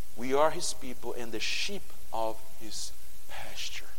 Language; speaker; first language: English; non-native, fluent; Portuguese